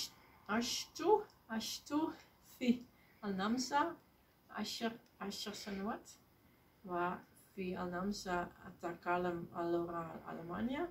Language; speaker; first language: Arabic; non-native, learner; Dutch